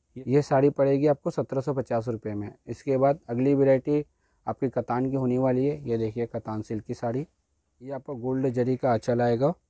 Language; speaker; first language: Hindi; native; Hindi